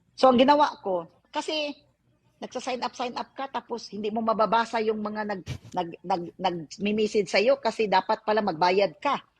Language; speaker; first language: Filipino; non-native, local second language; Cebuano